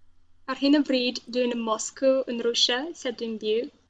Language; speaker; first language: Welsh; non-native, learner; Russian